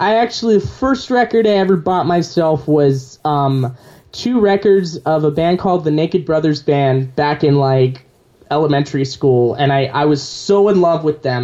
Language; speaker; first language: English; native; English